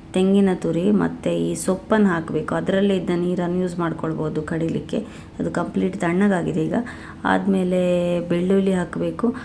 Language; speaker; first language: Kannada; non-native, local second language; Tulu